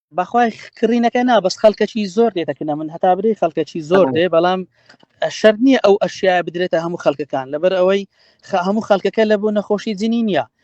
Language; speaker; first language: Central Kurdish; native; Central Kurdish